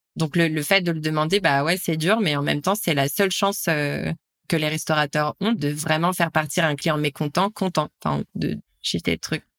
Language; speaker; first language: French; native; French